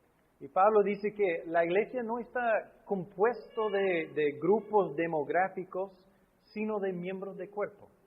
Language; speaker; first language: Spanish; non-native, fluent; English